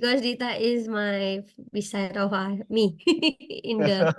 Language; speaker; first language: English; non-native, learner; Indonesian